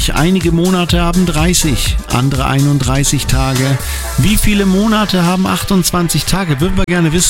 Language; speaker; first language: German; native; German